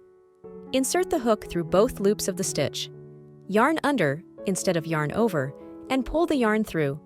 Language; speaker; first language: English; non-native, fluent; Chinese